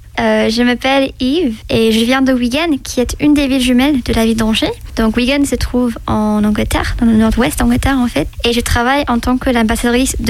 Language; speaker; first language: French; non-native, fluent; English